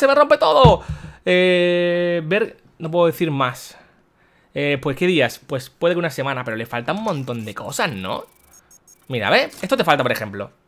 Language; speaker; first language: Spanish; native; Spanish